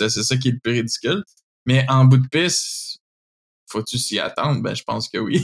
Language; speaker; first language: French; native; French